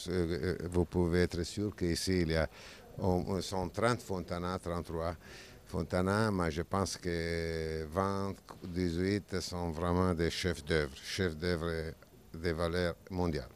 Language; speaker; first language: French; non-native, fluent; Italian